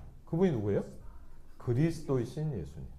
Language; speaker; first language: Korean; native; Korean